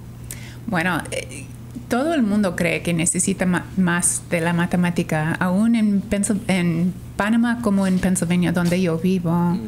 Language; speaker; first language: Spanish; non-native, fluent; English